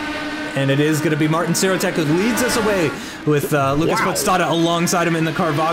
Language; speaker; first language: English; native; English